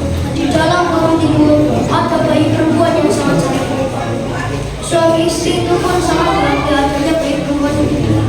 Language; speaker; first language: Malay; non-native, local second language; Javanese